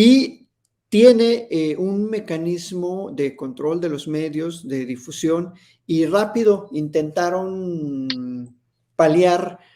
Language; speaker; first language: Spanish; native; Spanish